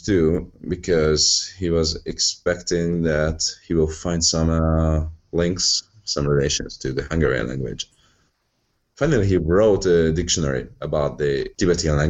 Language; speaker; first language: English; non-native, fluent; Hungarian